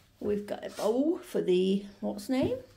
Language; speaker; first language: English; native; English